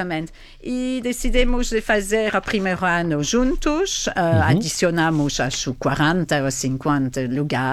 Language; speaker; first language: Portuguese; non-native, fluent; French